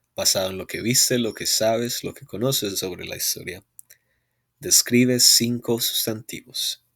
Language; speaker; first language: Spanish; early bilingual, heritage; Spanish